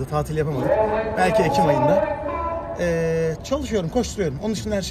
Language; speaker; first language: Turkish; native; Turkish